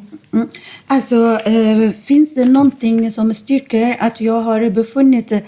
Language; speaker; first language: Swedish; non-native, fluent; Arabic